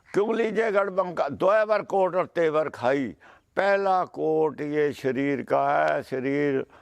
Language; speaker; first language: Hindi; non-native, local second language; Punjabi